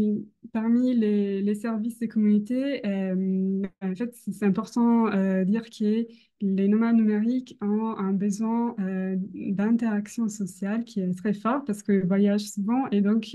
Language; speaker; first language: French; non-native, fluent; Italian